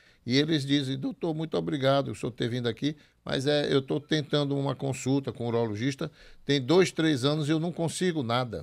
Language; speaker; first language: Portuguese; native; Portuguese